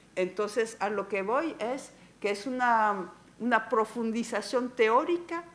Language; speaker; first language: Spanish; non-native, fluent; French